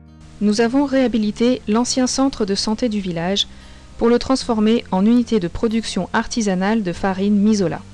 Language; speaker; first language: French; native; French